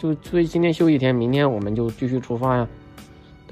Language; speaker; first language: Chinese; native; Chinese